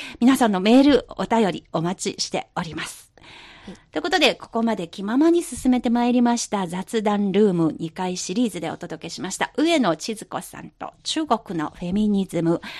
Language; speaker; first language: Japanese; non-native, fluent; Chinese